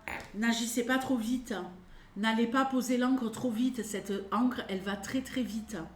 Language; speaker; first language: French; native; French